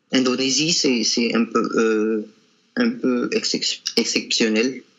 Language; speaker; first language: French; non-native, local second language; Malagasy